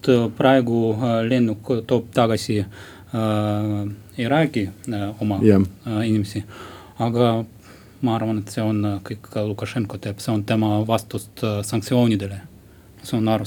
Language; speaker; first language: Estonian; non-native, local second language; Russian